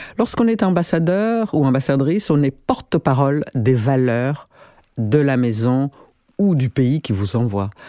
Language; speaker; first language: French; non-native, local second language; Rundi